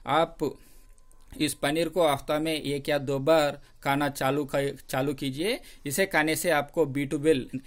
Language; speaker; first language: Hindi; non-native, local second language; Telugu